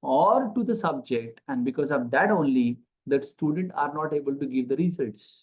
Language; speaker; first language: English; non-native, local second language; Marathi